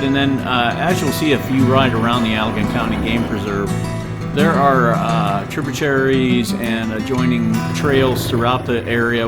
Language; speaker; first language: English; native; English